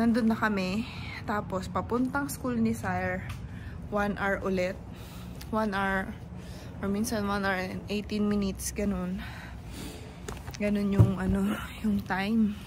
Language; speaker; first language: Filipino; native; Filipino